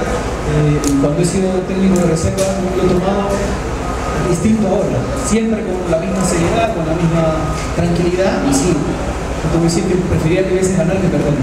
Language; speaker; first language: Spanish; native; Spanish